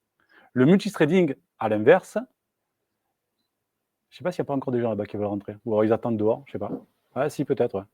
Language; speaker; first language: French; native; French